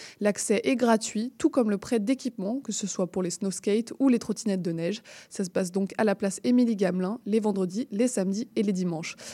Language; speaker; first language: French; native; French